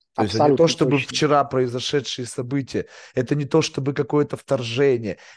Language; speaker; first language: Russian; native; Russian